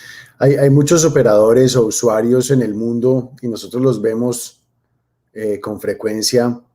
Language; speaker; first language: Spanish; native; Spanish